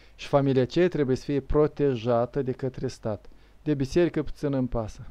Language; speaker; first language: Romanian; native; Romanian